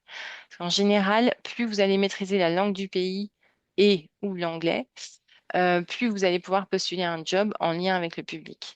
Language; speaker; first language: French; native; French